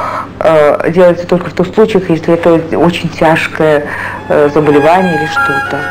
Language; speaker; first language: Russian; native; Russian